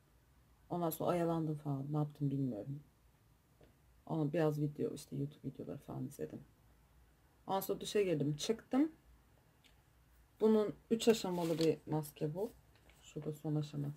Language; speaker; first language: Turkish; native; Turkish